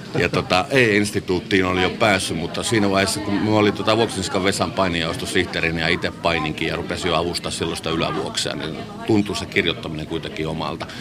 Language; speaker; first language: Finnish; native; Finnish